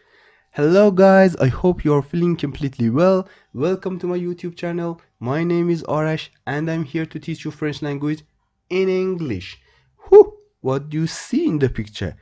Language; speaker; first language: English; non-native, fluent; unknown